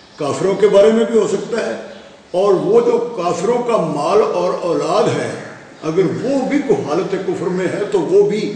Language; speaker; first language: Urdu; non-native, local second language; Punjabi